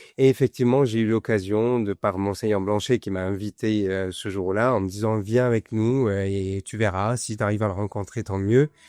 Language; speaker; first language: French; non-native, fluent; Arabic